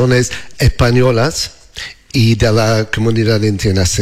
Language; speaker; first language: Spanish; non-native, learner; English